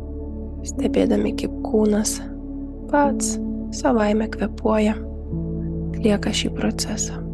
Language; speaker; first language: Lithuanian; native; Lithuanian